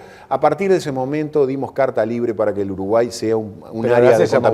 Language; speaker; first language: Spanish; native; Spanish